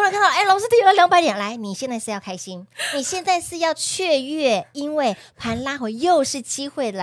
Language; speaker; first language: Chinese; native; Chinese